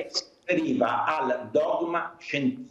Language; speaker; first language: Italian; native; Italian